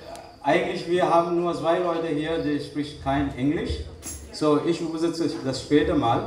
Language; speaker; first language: German; non-native, learner; Hindi